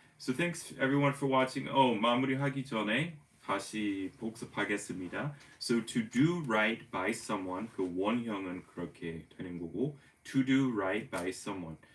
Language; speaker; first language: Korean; non-native, fluent; English